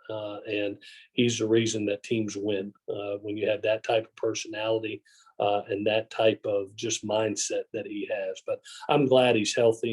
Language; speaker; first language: English; native; English